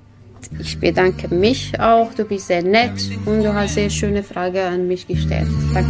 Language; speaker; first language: German; non-native, learner; Kurdish